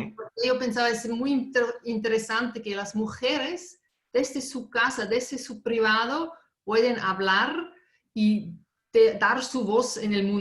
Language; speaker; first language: Spanish; non-native, fluent; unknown